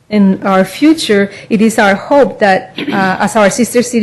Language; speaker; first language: English; non-native, fluent; Spanish